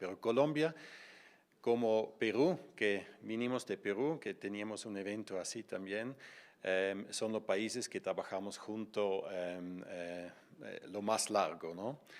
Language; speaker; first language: Spanish; non-native, fluent; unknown